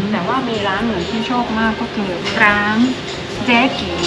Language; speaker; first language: Thai; non-native, fluent; Japanese